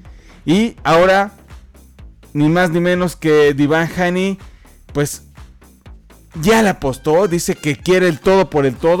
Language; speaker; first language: Spanish; native; Spanish